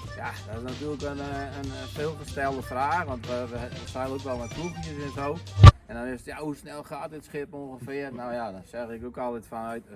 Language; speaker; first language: Dutch; non-native, local second language; Western Frisian